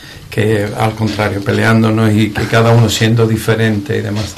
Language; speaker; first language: Spanish; native; Spanish